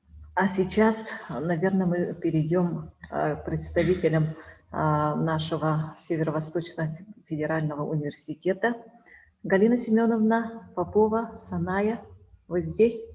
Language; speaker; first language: Russian; native; Russian